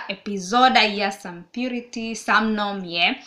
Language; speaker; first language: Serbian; non-native, learner; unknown